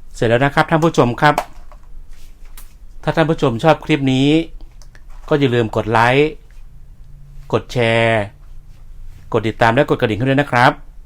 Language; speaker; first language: Thai; native; Thai